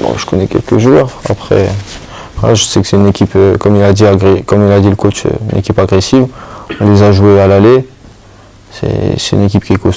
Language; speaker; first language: French; native; French